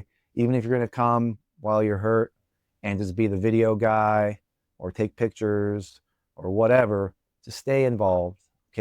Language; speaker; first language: English; native; English